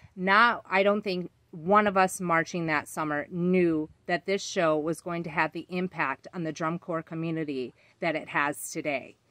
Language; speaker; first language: English; native; English